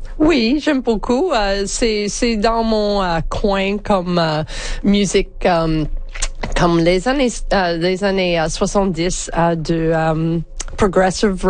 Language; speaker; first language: French; non-native, learner; English